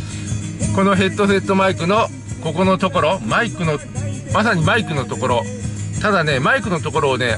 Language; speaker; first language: Japanese; native; Japanese